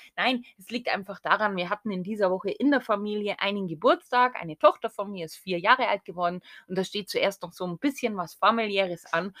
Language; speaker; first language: German; native; German